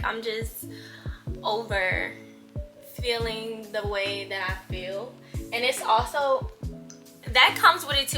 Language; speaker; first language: English; native; English